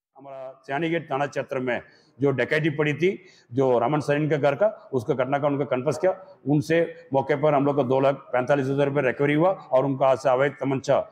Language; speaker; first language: Hindi; native; Hindi